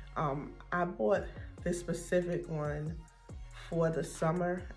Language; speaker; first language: English; native; English